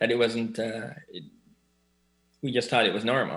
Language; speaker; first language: English; native; English